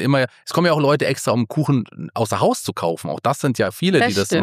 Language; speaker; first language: German; native; German